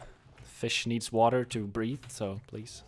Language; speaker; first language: English; native; English